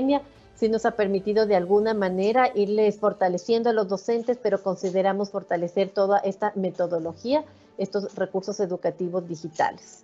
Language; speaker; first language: Spanish; native; Spanish